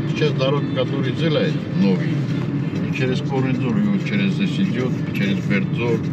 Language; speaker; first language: Russian; non-native, learner; Armenian